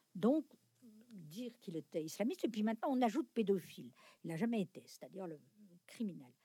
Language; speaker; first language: French; native; French